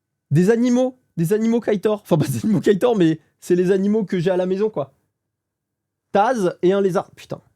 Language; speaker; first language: French; native; French